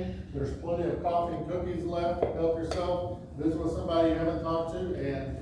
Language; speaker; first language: English; native; English